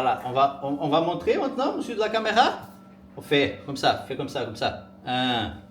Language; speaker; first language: French; non-native, fluent; Portuguese